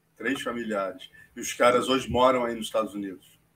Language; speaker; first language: Portuguese; native; Portuguese